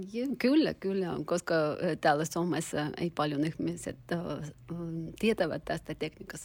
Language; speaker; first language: Finnish; non-native, learner; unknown